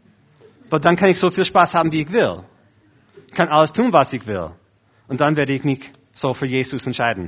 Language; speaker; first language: German; non-native, fluent; English